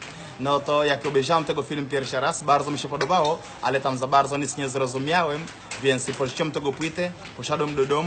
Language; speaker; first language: Polish; non-native, learner; Swahili